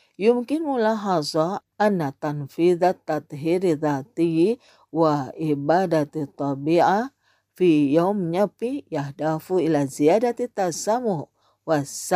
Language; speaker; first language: Arabic; non-native, fluent; Indonesian